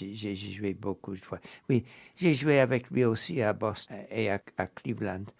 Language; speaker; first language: French; non-native, fluent; English